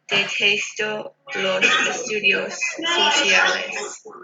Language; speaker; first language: Spanish; non-native, learner; English